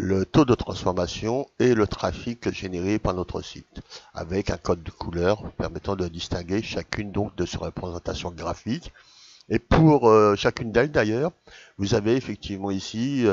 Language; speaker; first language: French; native; French